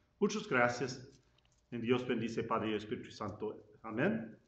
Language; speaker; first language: Spanish; non-native, learner; English